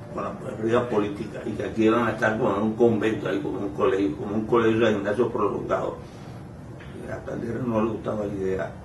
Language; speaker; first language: Spanish; native; Spanish